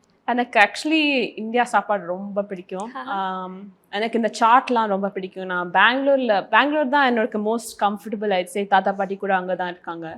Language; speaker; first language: Tamil; early bilingual, heritage; Tamil